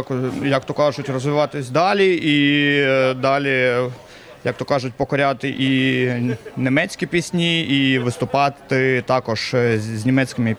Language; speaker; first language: Ukrainian; non-native, local second language; Russian